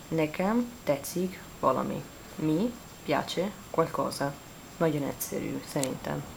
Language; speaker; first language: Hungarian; non-native, learner; Italian